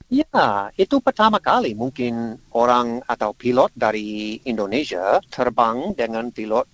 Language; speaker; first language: Indonesian; non-native, learner; English